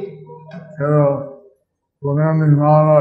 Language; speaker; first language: Spanish; non-native, learner; English